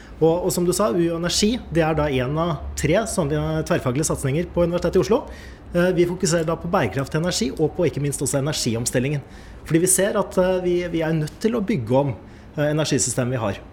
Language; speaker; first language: Norwegian; native; Norwegian